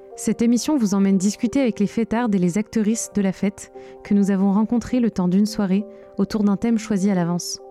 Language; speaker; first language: French; native; French